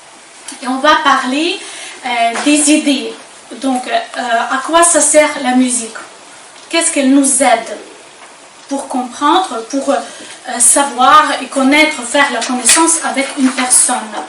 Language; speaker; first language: French; non-native, fluent; Ukrainian